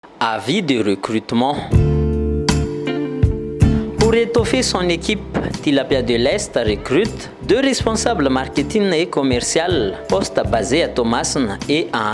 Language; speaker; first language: French; non-native, local second language; Malagasy